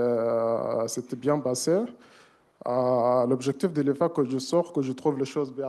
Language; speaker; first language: French; non-native, learner; Arabic